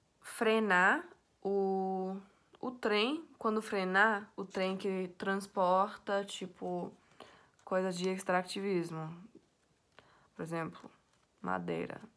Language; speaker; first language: Portuguese; non-native, fluent; English